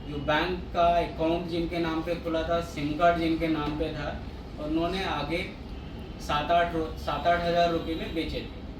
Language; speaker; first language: Hindi; non-native, local second language; Marathi